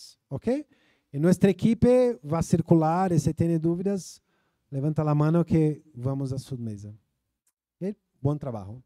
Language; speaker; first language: Spanish; non-native, fluent; Portuguese